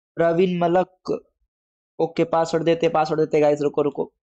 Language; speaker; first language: Hindi; non-native, local second language; Gujarati